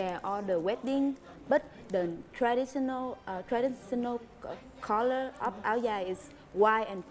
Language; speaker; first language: English; non-native, learner; Vietnamese